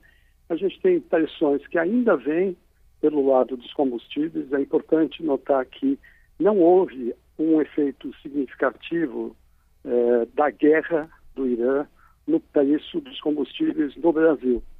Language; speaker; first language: Portuguese; native; Portuguese